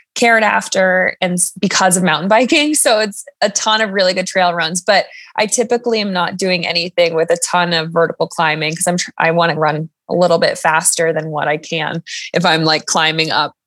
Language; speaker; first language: English; native; English